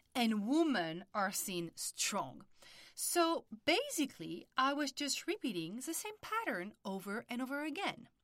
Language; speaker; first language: English; non-native, fluent; French